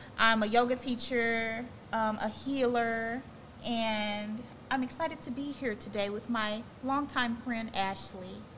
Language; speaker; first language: English; native; English